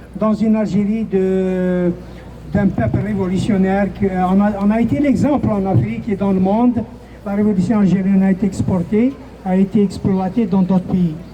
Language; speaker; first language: French; non-native, local second language; Kabyle